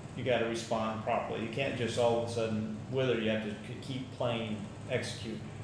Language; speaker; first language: English; native; English